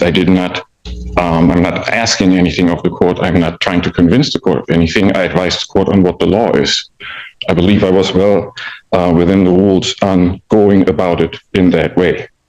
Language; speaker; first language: English; native; English